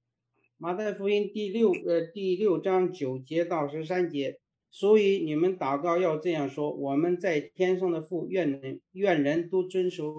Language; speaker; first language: Chinese; native; Chinese